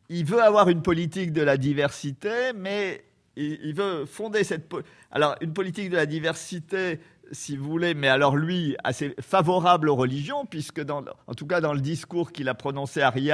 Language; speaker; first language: French; native; French